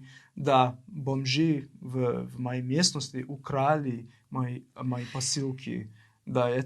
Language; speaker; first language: Russian; non-native, learner; English